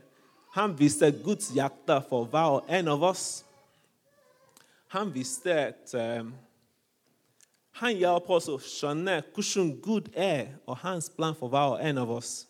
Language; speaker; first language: Norwegian; non-native, fluent; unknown